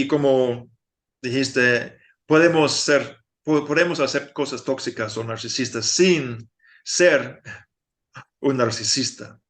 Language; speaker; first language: Spanish; non-native, fluent; English